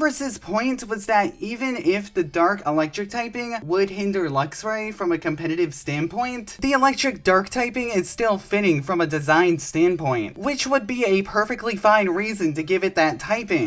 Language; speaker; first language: English; native; English